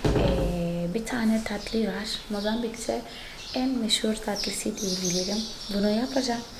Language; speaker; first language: Turkish; non-native, fluent; Portuguese